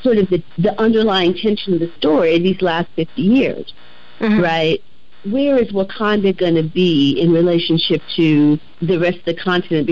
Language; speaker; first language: English; native; English